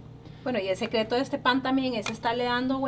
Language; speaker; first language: Spanish; native; Spanish